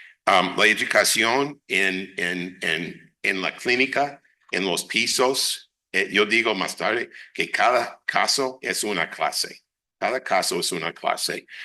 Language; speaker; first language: Spanish; non-native, fluent; English